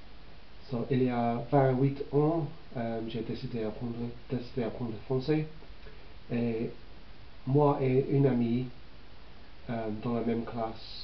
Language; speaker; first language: French; non-native, learner; English